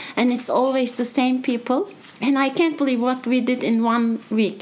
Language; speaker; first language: English; non-native, fluent; Turkish